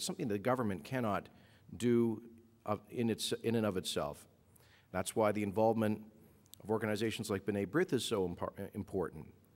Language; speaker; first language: English; native; English